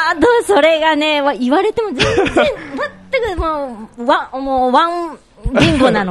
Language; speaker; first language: Japanese; native; Japanese